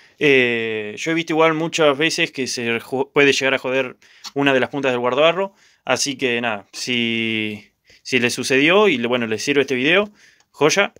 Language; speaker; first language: Spanish; native; Spanish